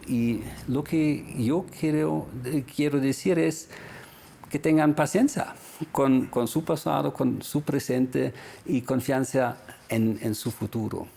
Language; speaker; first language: Spanish; non-native, fluent; German